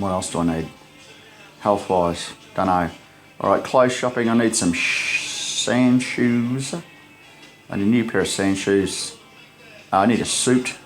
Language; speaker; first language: English; native; English